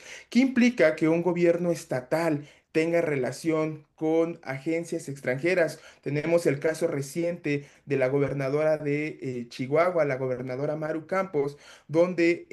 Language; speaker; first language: Spanish; native; Spanish